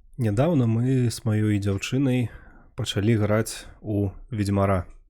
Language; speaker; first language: Belarusian; non-native, local second language; Russian